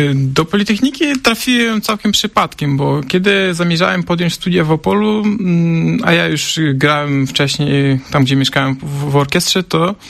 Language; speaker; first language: Polish; non-native, fluent; Ukrainian